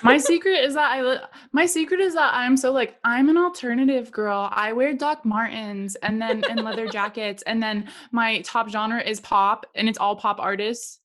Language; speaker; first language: English; native; English